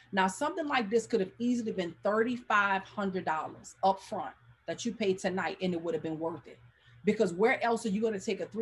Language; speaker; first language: English; native; English